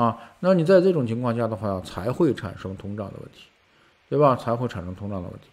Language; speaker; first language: Chinese; native; Chinese